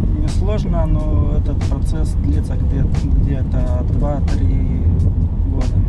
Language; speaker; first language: Russian; non-native, local second language; Romanian